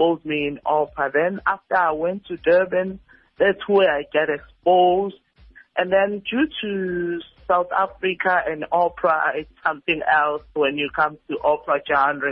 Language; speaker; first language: English; non-native, local second language; Zulu